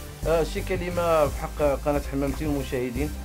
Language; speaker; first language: Arabic; native; Arabic